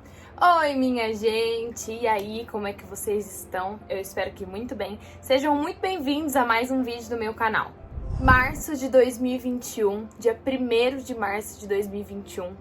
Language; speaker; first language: Portuguese; native; Portuguese